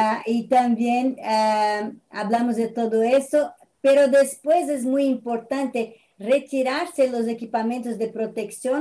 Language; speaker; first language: Spanish; non-native, fluent; Portuguese